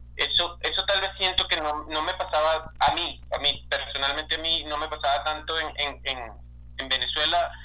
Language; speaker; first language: Spanish; native; Spanish